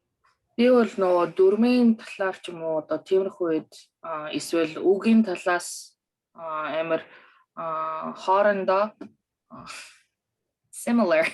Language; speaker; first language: Mongolian; early bilingual, other home language; Korean